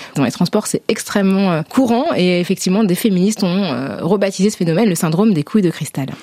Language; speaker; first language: French; native; French